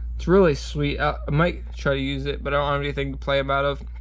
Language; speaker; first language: English; native; English